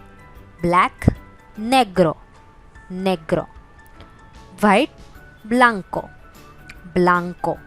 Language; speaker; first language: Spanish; non-native, fluent; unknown